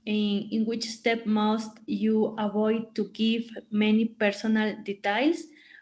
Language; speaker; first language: English; non-native, learner; Spanish